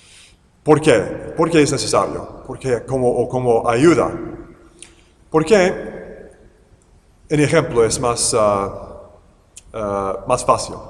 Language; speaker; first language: Spanish; non-native, fluent; English